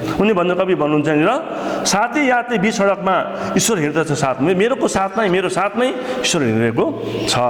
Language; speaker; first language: Nepali; native; Nepali